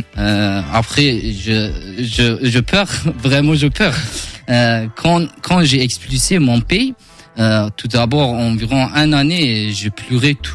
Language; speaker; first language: French; non-native, learner; Kurdish